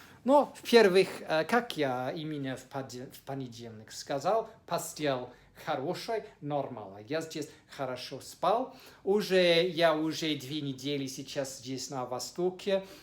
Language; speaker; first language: Russian; non-native, fluent; English